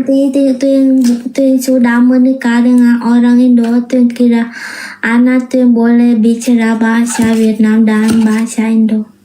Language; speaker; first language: Indonesian; non-native, learner; Vietnamese